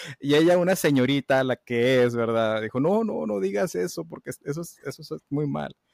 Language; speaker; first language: Spanish; early bilingual, heritage; Spanish